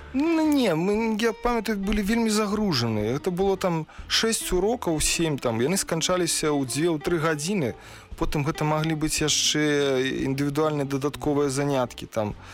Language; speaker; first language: Belarusian; non-native, local second language; Russian